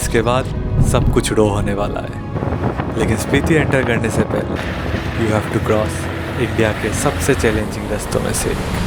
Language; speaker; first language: Hindi; non-native, local second language; Bangla